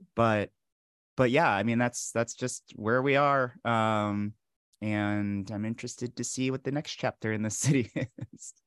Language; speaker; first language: English; native; English